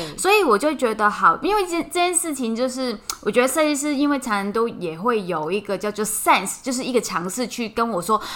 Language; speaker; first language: Chinese; non-native, fluent; Cantonese